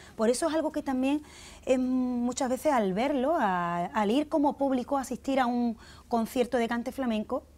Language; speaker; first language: Spanish; native; Spanish